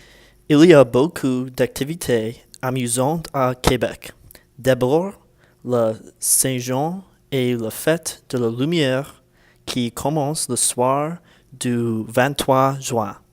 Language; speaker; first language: French; non-native, learner; English